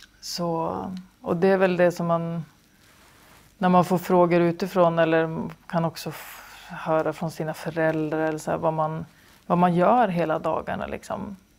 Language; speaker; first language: Swedish; native; Swedish